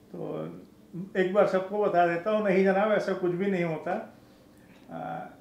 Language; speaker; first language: Hindi; native; Hindi